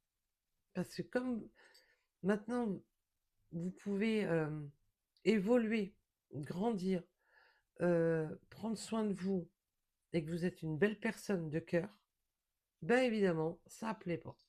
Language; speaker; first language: French; native; French